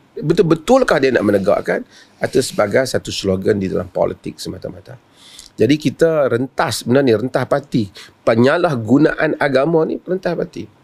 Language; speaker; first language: Malay; native; Malay